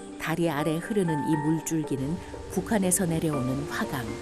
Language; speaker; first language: Korean; native; Korean